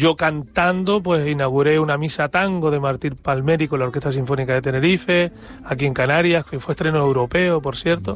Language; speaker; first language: Spanish; native; Spanish